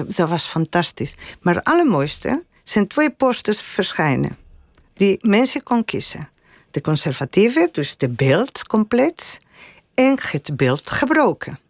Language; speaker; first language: Dutch; non-native, fluent; Spanish